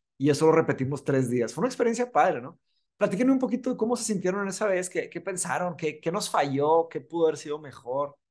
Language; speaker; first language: Spanish; native; Spanish